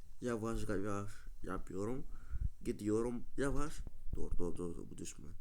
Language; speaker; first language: Turkish; non-native, learner; Russian